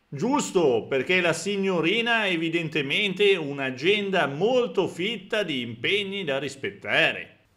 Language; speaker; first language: Italian; native; Italian